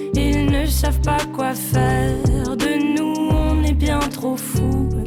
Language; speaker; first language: French; native; French